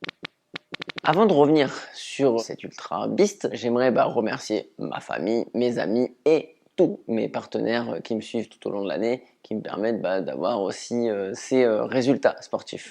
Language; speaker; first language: French; native; French